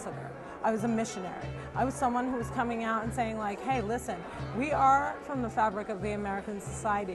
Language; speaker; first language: English; native; English